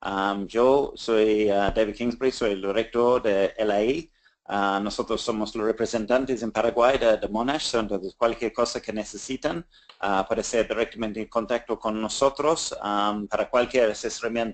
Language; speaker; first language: Spanish; non-native, fluent; English